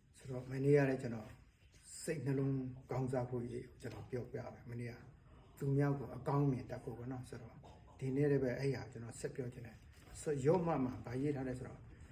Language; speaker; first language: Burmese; non-native, local second language; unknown